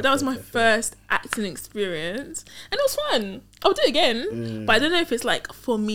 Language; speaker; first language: English; native; English